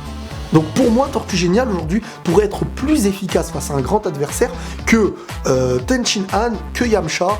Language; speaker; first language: French; native; French